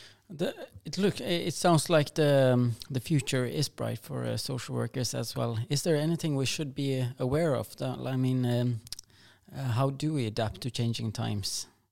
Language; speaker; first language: English; non-native, fluent; Norwegian